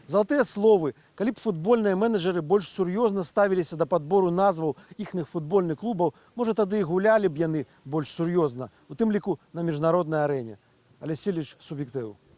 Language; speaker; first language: Belarusian; native; Belarusian